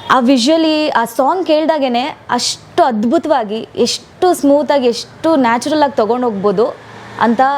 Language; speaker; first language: Kannada; non-native, local second language; Tulu